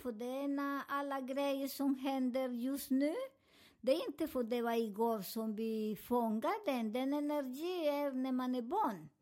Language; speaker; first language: Swedish; non-native, fluent; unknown